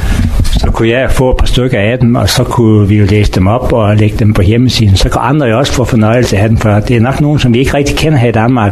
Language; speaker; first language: Danish; native; Danish